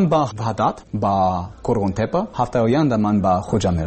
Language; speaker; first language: Persian; non-native, learner; English